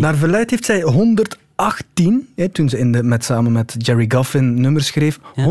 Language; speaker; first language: Dutch; native; Dutch